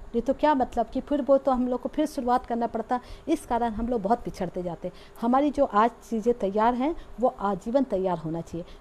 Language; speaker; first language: Hindi; native; Hindi